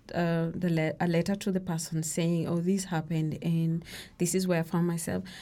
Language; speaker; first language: English; non-native, local second language; Kikuyu